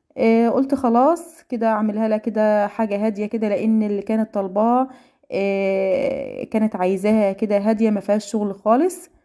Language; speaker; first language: Arabic; native; Arabic